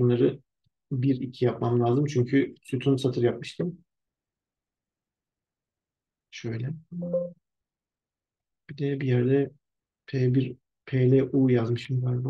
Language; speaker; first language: Turkish; native; Turkish